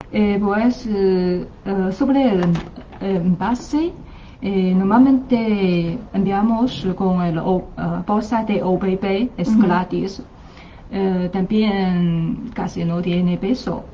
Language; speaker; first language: Spanish; non-native, learner; Chinese